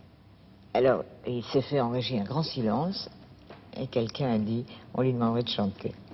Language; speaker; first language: French; native; French